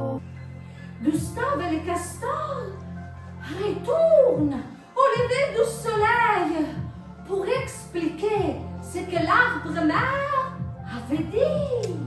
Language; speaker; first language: French; non-native, fluent; Italian